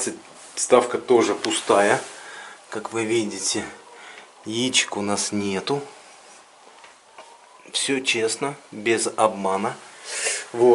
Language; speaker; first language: Russian; native; Russian